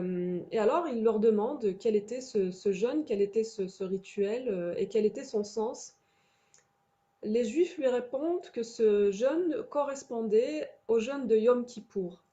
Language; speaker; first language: French; native; French